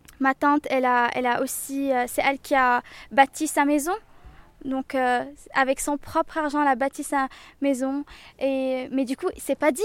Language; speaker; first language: French; non-native, local second language; Arabic